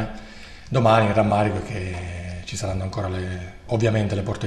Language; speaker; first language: Italian; native; Italian